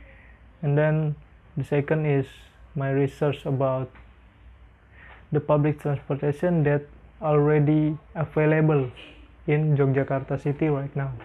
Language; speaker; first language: English; non-native, learner; Indonesian